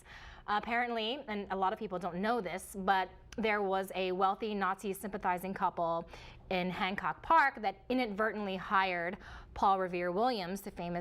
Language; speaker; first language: English; early bilingual, other home language; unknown